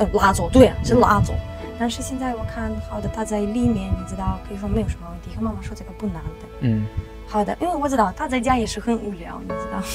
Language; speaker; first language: Chinese; non-native, learner; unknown